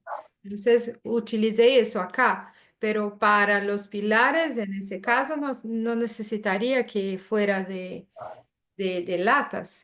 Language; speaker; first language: Spanish; non-native, learner; Portuguese